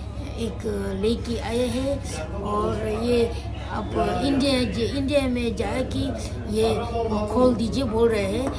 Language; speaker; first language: Hindi; non-native, local second language; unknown